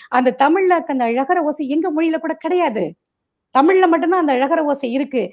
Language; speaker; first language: Tamil; non-native, local second language; Marathi